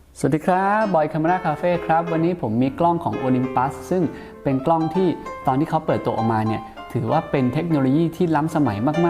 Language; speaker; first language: Thai; native; Thai